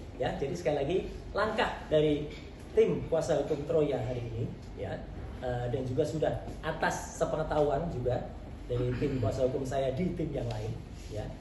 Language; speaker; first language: Indonesian; non-native, local second language; Javanese